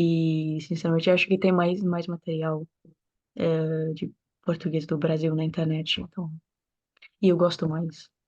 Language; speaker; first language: Portuguese; non-native, fluent; Macedonian